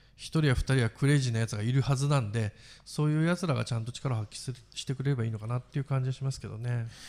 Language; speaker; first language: Japanese; native; Japanese